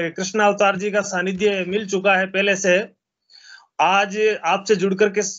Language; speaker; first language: Hindi; native; Hindi